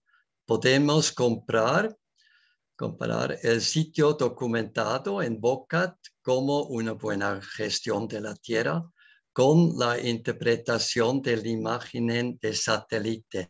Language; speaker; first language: Spanish; non-native, learner; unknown